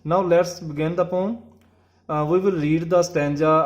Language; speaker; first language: English; non-native, local second language; Punjabi